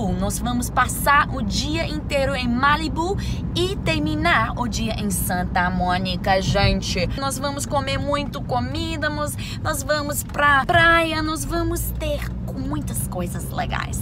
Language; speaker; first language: Portuguese; non-native, learner; English